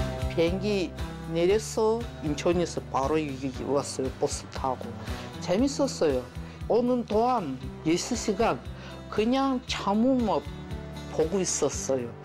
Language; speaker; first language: Korean; non-native, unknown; Russian